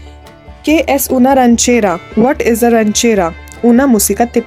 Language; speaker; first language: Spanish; non-native, fluent; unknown